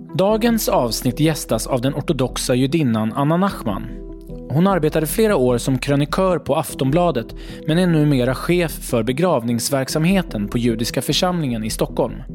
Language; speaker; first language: Swedish; native; Swedish